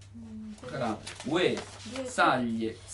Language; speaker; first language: Japanese; non-native, learner; Italian